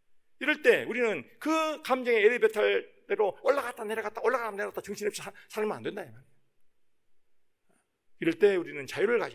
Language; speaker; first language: Korean; native; Korean